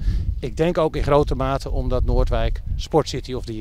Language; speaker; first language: Dutch; native; Dutch